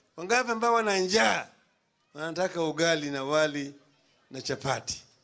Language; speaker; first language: Swahili; non-native, local second language; Luo (Kenya and Tanzania)